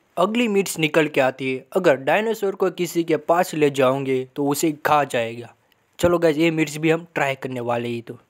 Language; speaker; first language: Hindi; non-native, local second language; Gujarati